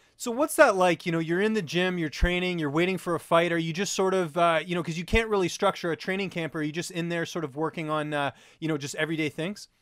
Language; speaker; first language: English; native; English